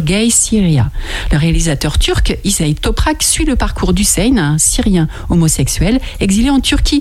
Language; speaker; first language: French; native; French